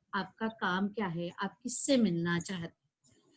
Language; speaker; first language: Hindi; non-native, local second language; Marathi